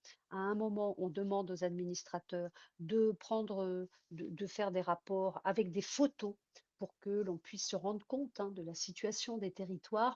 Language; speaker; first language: French; native; French